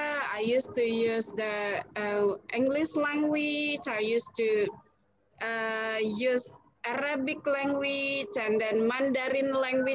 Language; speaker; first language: English; non-native, learner; Indonesian